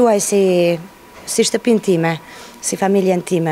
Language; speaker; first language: Albanian; native; Albanian